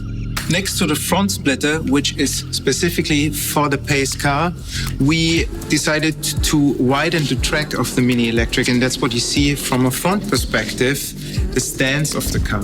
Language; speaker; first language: English; non-native, fluent; German